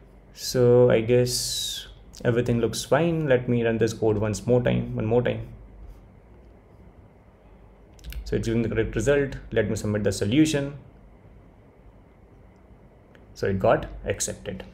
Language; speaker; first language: English; non-native, local second language; Hindi